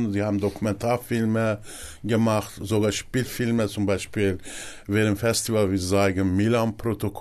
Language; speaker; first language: German; non-native, learner; Kurdish